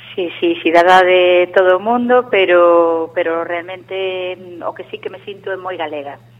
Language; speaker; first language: Galician; early bilingual, other home language; Spanish